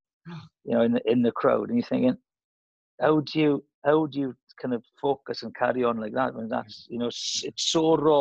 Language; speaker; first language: English; native; English